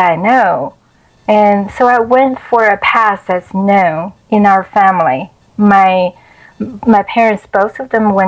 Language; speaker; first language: English; non-native, fluent; Chinese